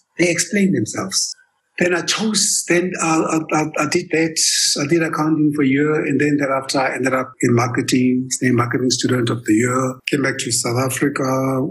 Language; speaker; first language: English; non-native, local second language; Tswana